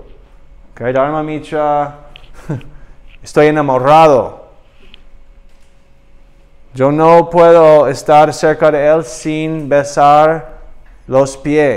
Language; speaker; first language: Spanish; non-native, learner; English